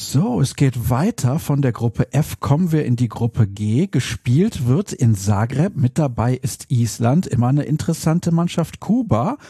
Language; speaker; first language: German; native; German